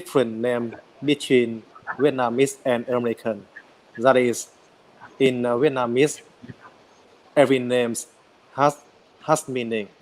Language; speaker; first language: English; non-native, learner; Vietnamese